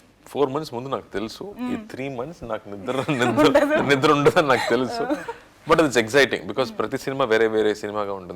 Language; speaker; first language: Telugu; non-native, fluent; Tamil